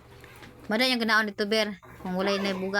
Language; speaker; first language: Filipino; non-native, local second language; Cebuano